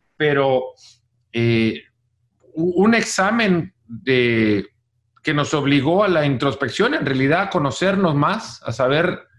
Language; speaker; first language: Spanish; native; Spanish